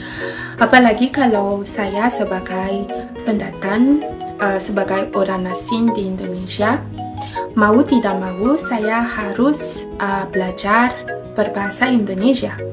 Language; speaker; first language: Indonesian; non-native, fluent; Malagasy